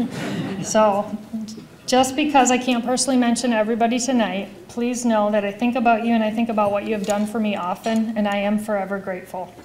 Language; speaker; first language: English; native; English